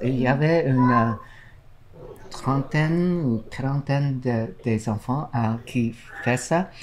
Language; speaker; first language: French; non-native, learner; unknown